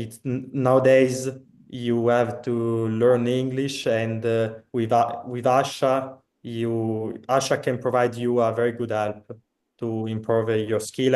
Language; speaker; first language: English; non-native, fluent; Italian